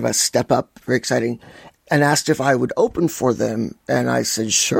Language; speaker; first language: English; native; English